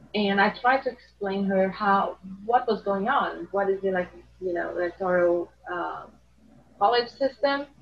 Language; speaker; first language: English; non-native, fluent; Portuguese